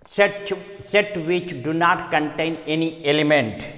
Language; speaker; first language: English; non-native, local second language; Kannada